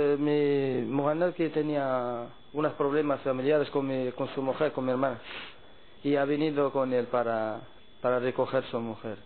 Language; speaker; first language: Spanish; non-native, learner; Arabic